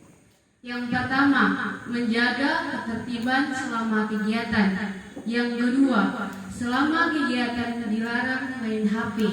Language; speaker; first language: Indonesian; native; Indonesian